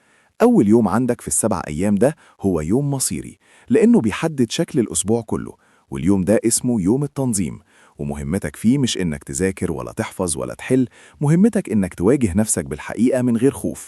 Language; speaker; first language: Arabic; native; Arabic